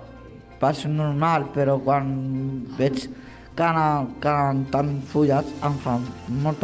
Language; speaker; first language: Catalan; non-native, local second language; Spanish